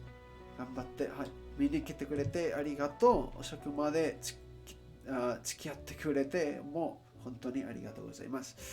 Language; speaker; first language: Japanese; non-native, learner; English